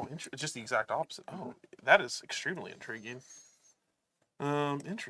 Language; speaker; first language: English; native; English